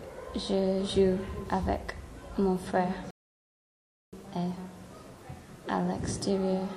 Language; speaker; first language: French; non-native, learner; English